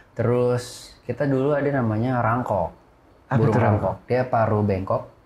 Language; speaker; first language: Indonesian; native; Indonesian